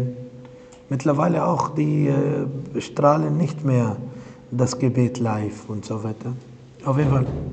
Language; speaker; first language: German; non-native, fluent; Arabic